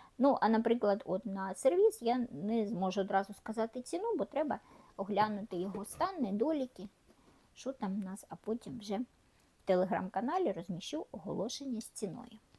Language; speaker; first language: Ukrainian; non-native, local second language; Russian